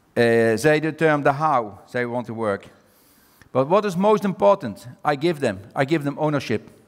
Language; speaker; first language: English; non-native, fluent; Dutch